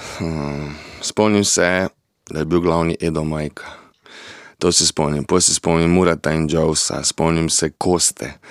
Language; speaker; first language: Slovenian; native; Slovenian